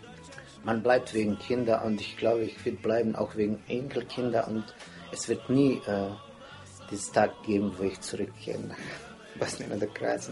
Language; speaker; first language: German; non-native, fluent; Croatian